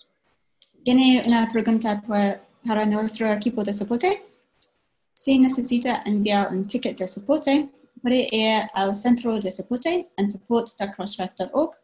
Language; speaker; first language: Spanish; non-native, fluent; English